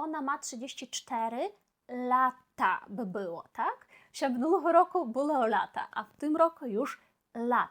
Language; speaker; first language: Polish; non-native, fluent; Ukrainian